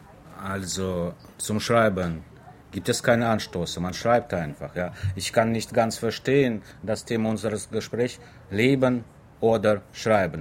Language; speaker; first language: German; non-native, fluent; Russian